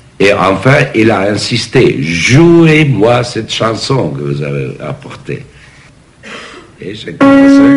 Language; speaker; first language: French; non-native, fluent; English